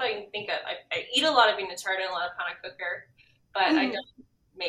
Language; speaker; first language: English; native; English